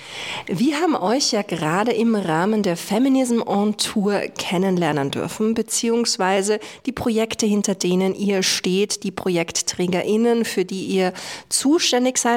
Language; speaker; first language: German; native; German